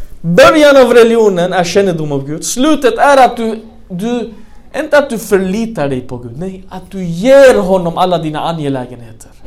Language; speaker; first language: Swedish; non-native, fluent; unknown